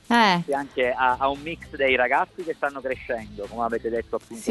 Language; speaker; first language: Italian; native; Italian